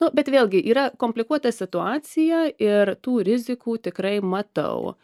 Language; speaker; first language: Lithuanian; early bilingual, heritage; Lithuanian